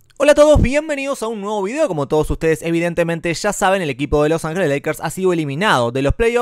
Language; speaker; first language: Spanish; native; Spanish